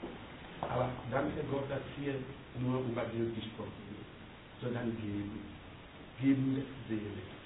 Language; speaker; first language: German; non-native, learner; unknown